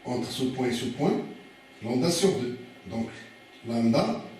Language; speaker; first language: French; non-native, local second language; Arabic